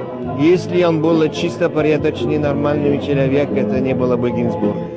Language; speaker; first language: Russian; non-native, fluent; French